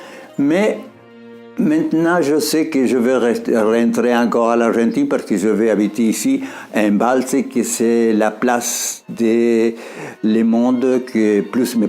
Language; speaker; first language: French; non-native, fluent; Spanish